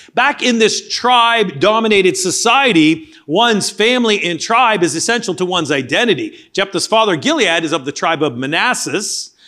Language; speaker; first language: English; native; English